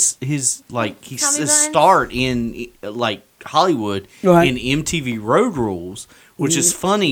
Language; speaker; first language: English; native; English